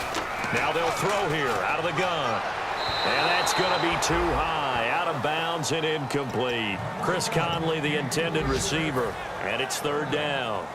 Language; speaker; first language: English; native; English